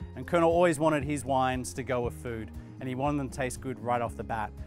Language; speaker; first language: English; native; English